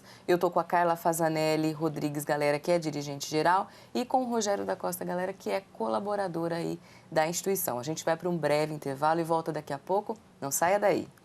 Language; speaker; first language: Portuguese; native; Portuguese